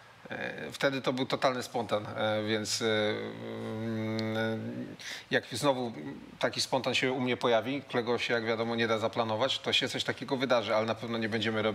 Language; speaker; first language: Polish; native; Polish